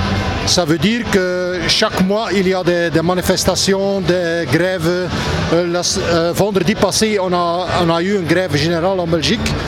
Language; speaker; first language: French; non-native, local second language; Dutch